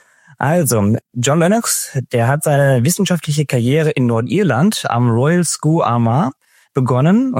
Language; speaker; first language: German; native; German